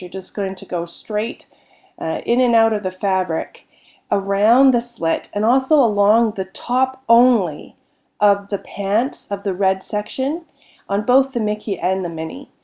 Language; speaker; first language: English; native; English